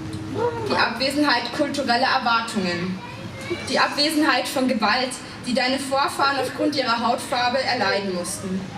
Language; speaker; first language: German; native; German